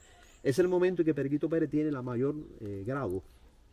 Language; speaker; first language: Spanish; native; Spanish